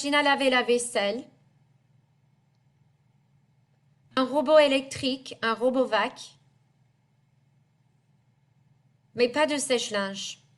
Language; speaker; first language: French; non-native, fluent; English